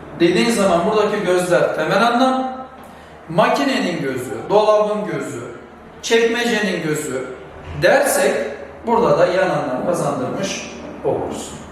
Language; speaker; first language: Turkish; native; Turkish